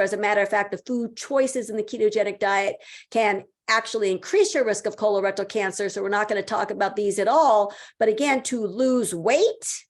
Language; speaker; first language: English; native; English